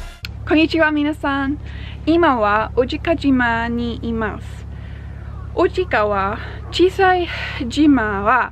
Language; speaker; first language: Japanese; non-native, learner; English